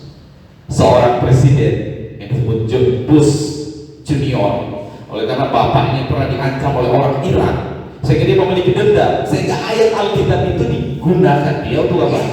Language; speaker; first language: Indonesian; native; Indonesian